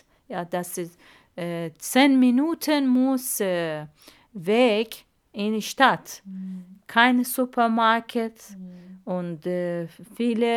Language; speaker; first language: German; non-native, learner; Arabic